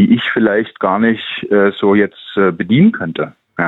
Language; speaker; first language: German; native; German